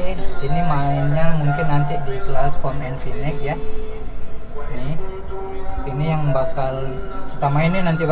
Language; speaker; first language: Indonesian; native; Indonesian